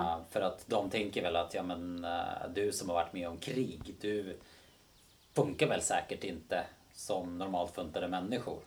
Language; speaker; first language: Swedish; early bilingual, other home language; Bosnian